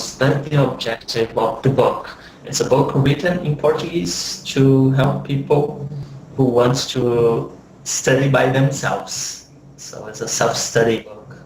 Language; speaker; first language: English; non-native, fluent; Portuguese